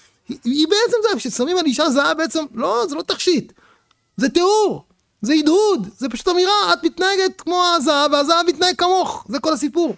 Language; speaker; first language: Hebrew; native; Hebrew